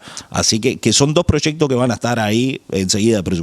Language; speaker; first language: Spanish; native; Spanish